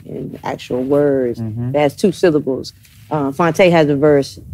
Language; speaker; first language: English; native; English